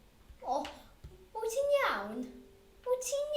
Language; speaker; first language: Welsh; non-native, local second language; English